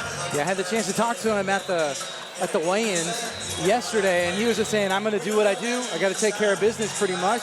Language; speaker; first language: English; native; English